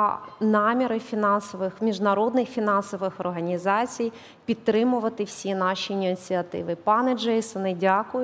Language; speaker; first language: Ukrainian; native; Ukrainian